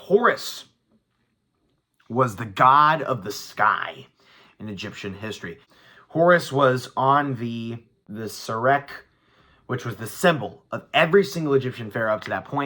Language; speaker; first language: English; native; English